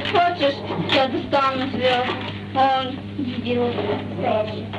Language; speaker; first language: Russian; native; Russian